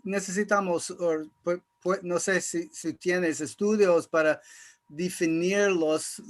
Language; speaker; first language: Spanish; non-native, fluent; English